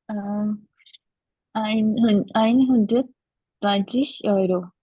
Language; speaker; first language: German; non-native, learner; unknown